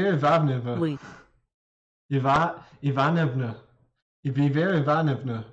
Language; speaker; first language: Russian; non-native, learner; English